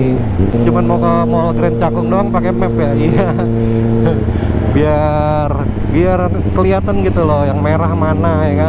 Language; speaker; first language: Indonesian; native; Indonesian